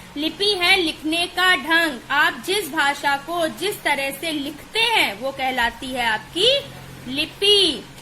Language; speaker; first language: Hindi; native; Hindi